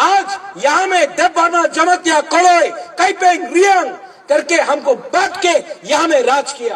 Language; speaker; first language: Hindi; non-native, local second language; Kok Borok